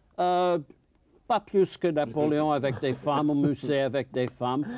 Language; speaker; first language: French; non-native, fluent; English